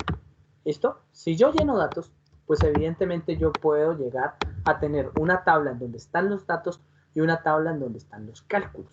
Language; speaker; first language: Spanish; native; Spanish